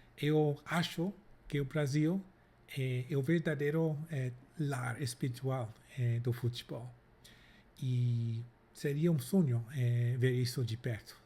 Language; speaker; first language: Portuguese; non-native, fluent; English